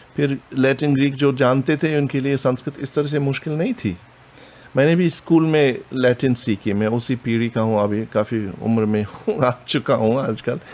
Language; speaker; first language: Hindi; non-native, fluent; German